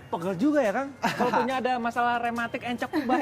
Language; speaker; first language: Indonesian; native; Indonesian